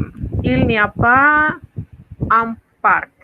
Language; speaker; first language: French; non-native, fluent; Spanish